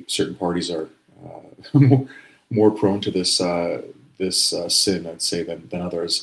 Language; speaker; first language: English; native; English